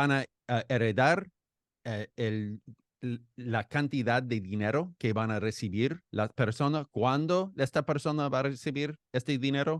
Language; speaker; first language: Spanish; non-native, fluent; English